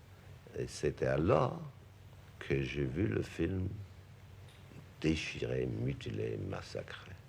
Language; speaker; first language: French; non-native, fluent; English